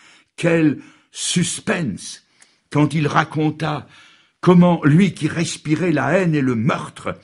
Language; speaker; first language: French; native; French